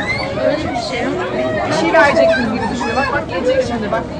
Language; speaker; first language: Turkish; native; Turkish